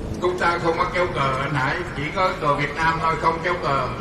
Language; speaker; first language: Vietnamese; native; Vietnamese